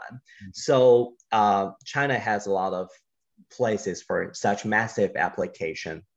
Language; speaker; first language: English; non-native, fluent; Chinese